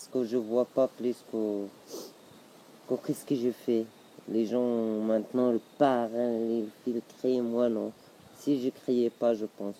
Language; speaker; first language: French; non-native, local second language; Arabic